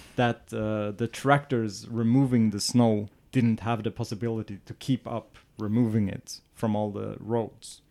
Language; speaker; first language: English; non-native, fluent; Swedish